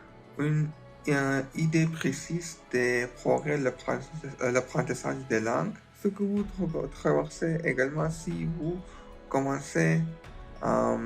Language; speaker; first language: French; non-native, learner; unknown